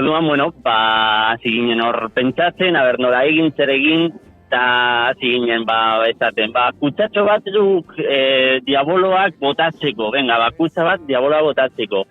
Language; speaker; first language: Basque; non-native, local second language; Spanish